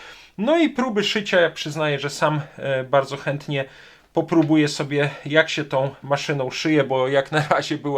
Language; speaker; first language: Polish; native; Polish